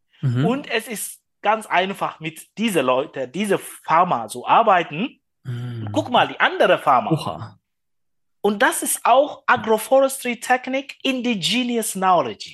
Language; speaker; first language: German; non-native, learner; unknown